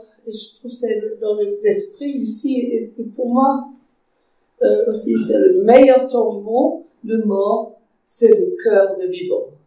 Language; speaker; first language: French; non-native, fluent; German